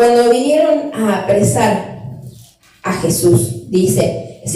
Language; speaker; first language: Spanish; native; Spanish